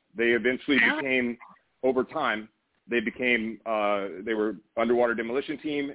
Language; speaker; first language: English; native; English